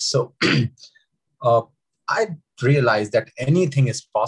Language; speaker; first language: English; non-native, local second language; Hindi